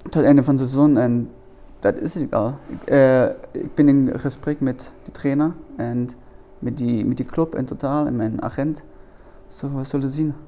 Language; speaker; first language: Dutch; non-native, learner; German